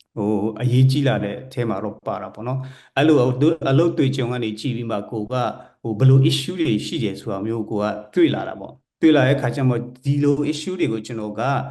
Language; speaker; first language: Burmese; non-native, local second language; Kachin